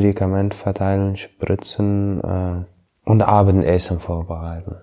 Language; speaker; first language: German; non-native, learner; Arabic